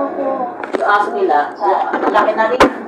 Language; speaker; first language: Filipino; native; Filipino